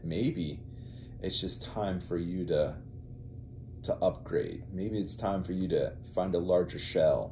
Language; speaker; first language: English; native; English